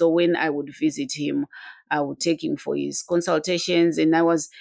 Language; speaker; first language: English; non-native, local second language; Shona